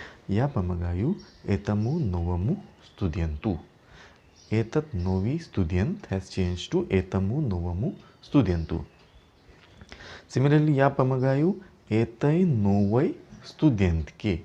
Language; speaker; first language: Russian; non-native, fluent; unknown